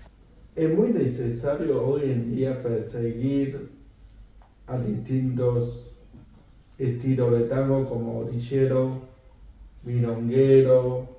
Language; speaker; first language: Spanish; non-native, fluent; Chinese